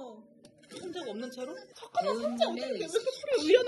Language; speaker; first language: Korean; native; Korean